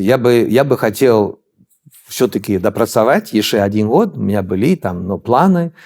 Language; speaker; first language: Russian; non-native, fluent; Swedish